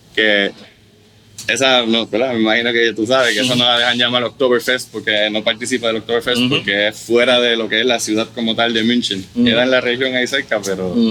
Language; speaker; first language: Spanish; non-native, local second language; German